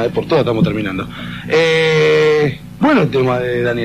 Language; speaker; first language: Spanish; native; Spanish